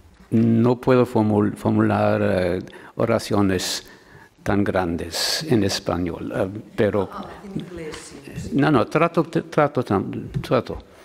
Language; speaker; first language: Spanish; non-native, learner; English